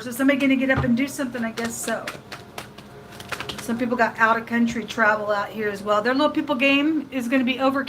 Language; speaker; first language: English; native; English